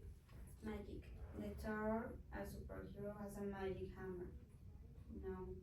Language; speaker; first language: English; non-native, learner; Spanish